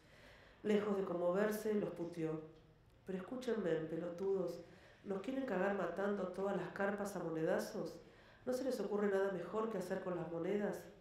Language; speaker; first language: Spanish; native; Spanish